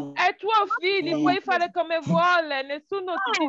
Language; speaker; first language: Italian; non-native, learner; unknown